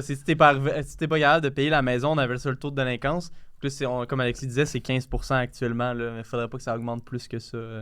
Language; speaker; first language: French; native; French